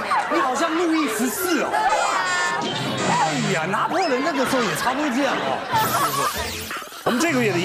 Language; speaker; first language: Chinese; native; Chinese